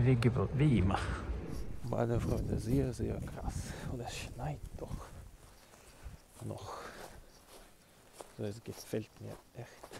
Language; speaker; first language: German; non-native, learner; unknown